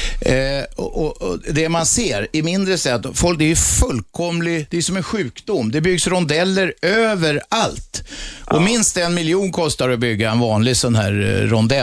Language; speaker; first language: Swedish; native; Swedish